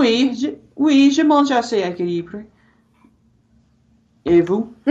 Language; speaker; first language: French; non-native, learner; English